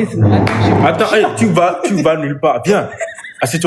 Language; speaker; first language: French; non-native, local second language; Lingala